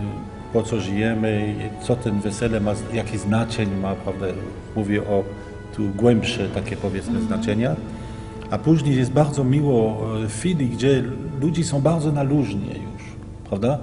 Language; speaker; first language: Polish; early bilingual, heritage; Polish